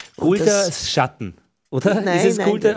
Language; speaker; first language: German; native; German